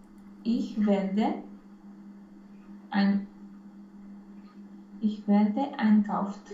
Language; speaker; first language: German; non-native, learner; Romanian